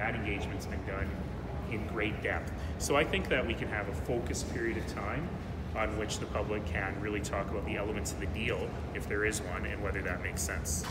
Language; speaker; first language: English; native; English